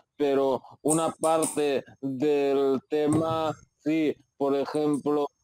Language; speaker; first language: Spanish; native; Spanish